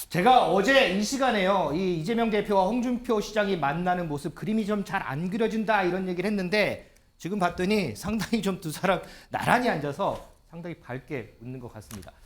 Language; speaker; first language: Korean; native; Korean